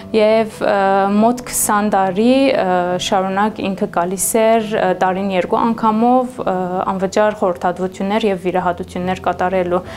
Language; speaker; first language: Armenian; early bilingual, heritage; Armenian